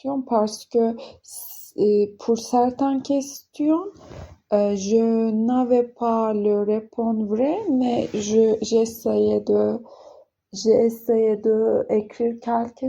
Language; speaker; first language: French; non-native, learner; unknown